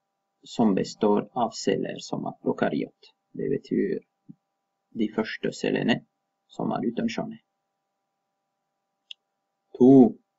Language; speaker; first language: Norwegian; non-native, fluent; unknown